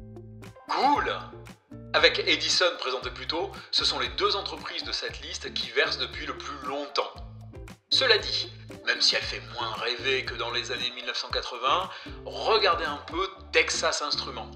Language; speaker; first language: French; native; French